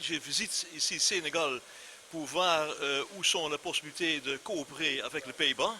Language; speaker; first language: French; non-native, fluent; Dutch